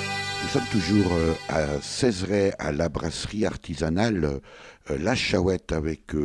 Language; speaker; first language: French; native; French